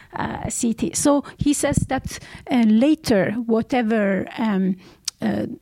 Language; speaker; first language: English; non-native, fluent; Armenian